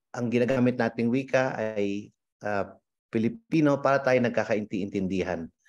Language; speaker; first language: Filipino; native; Filipino